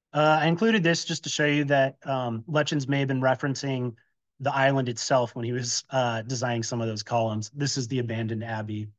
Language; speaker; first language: English; native; English